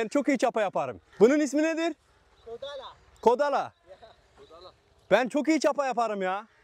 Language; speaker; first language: Turkish; native; Turkish